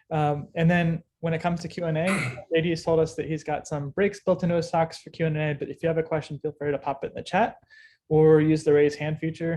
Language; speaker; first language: English; native; English